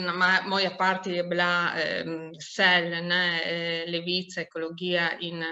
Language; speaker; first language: Slovenian; non-native, local second language; Italian